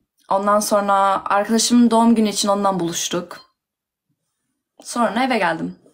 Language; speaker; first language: Turkish; early bilingual, heritage; Turkish